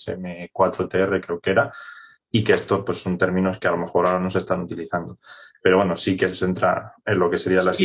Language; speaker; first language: Spanish; native; Spanish